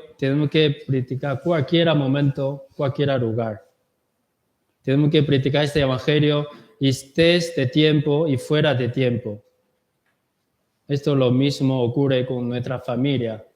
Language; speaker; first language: Spanish; non-native, learner; Korean